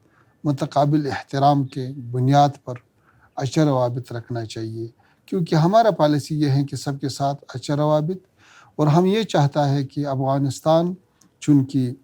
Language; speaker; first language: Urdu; non-native, learner; Pashto